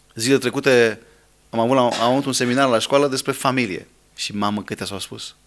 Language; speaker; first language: Romanian; non-native, fluent; English